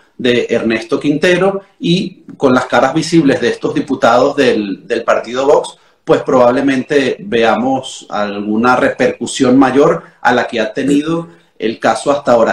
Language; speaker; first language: Spanish; native; Spanish